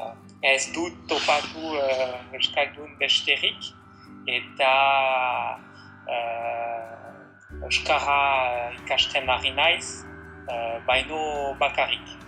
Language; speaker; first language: Basque; non-native, learner; French